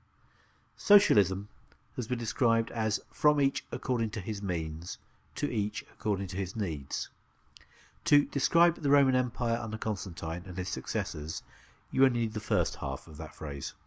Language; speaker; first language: English; native; English